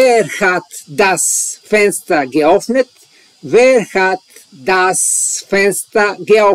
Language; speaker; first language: German; non-native, learner; Serbian